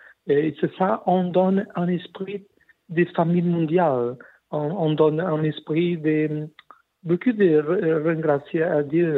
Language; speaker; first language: French; non-native, learner; Portuguese